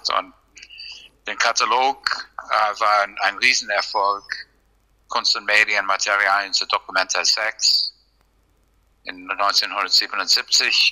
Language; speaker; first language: German; non-native, fluent; English